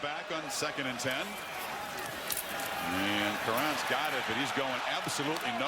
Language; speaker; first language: English; native; English